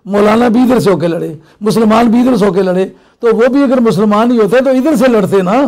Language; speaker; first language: Urdu; non-native, local second language; Punjabi